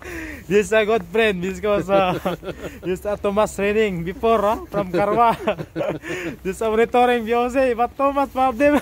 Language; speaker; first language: English; non-native, learner; Filipino